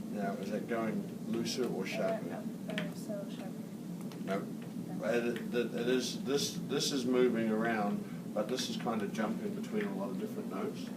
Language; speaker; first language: English; native; English